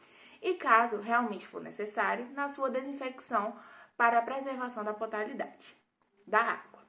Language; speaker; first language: Portuguese; native; Portuguese